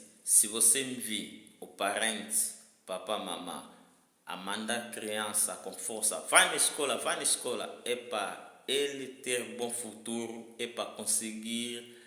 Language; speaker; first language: Portuguese; non-native, learner; Lingala